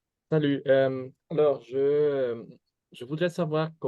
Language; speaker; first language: French; non-native, fluent; Spanish